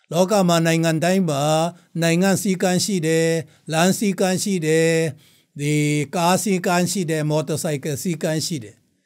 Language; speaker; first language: Burmese; non-native, local second language; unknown